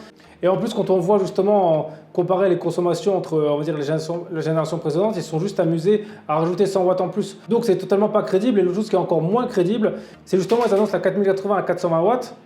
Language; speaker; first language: French; native; French